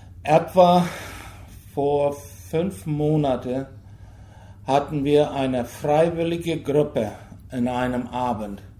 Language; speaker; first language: German; early bilingual, heritage; German